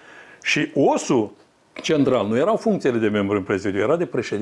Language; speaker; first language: Romanian; native; Romanian